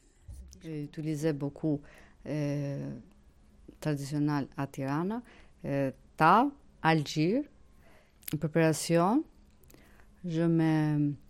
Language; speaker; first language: French; non-native, learner; Albanian